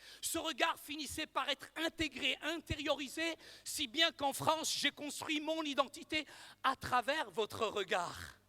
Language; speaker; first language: French; early bilingual, other home language; Arabic